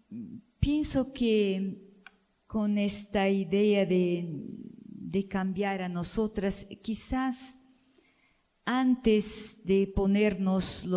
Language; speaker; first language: Spanish; non-native, fluent; Portuguese